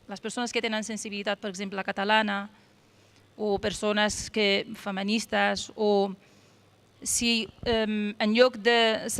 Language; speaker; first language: Catalan; non-native, fluent; Arabic